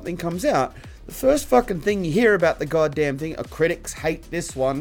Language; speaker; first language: English; native; English